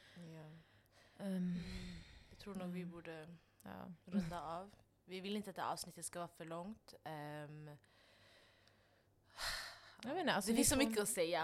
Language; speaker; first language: Swedish; non-native, local second language; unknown